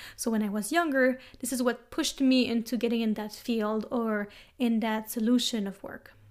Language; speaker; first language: English; non-native, fluent; French